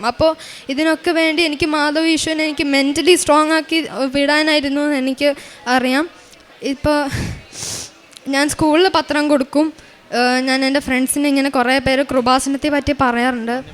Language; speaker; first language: Malayalam; early bilingual, heritage; Malayalam